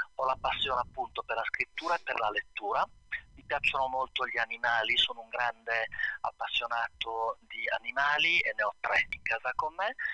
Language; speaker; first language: Italian; native; Italian